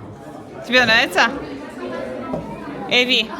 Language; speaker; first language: Russian; native; Russian